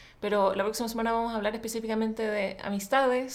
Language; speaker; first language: Spanish; native; Spanish